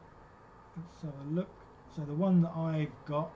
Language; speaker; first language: English; native; English